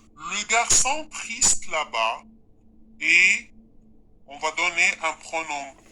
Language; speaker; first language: French; non-native, local second language; Arabic